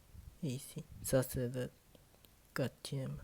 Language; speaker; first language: French; non-native, learner; Chinese